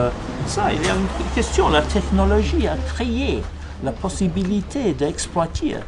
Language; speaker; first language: French; non-native, fluent; English